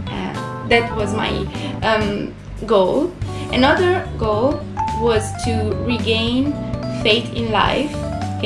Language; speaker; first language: English; non-native, fluent; Italian